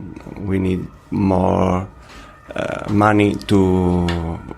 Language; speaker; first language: English; non-native, learner; Spanish